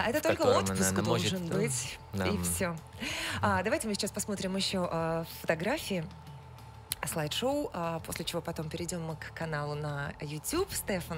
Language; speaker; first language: Russian; native; Russian